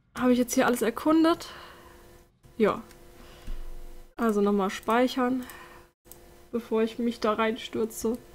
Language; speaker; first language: German; native; German